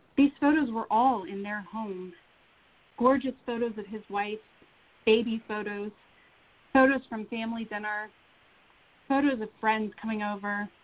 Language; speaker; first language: English; early bilingual, other home language; Romanian